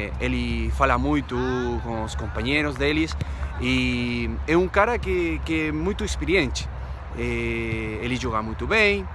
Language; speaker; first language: Portuguese; non-native, fluent; Spanish